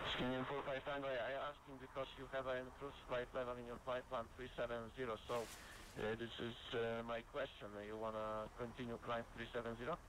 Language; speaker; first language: English; non-native, learner; Polish